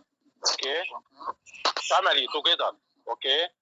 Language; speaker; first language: English; non-native, learner; Arabic